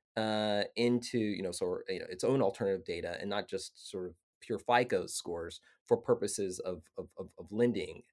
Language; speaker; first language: English; native; English